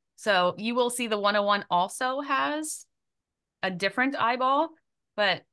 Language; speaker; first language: English; native; English